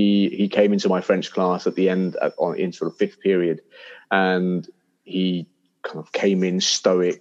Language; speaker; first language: English; native; English